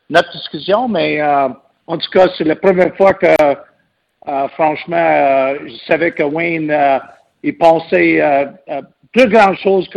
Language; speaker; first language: French; non-native, local second language; English